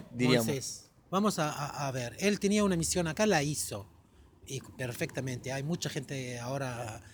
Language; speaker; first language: Spanish; non-native, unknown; Arabic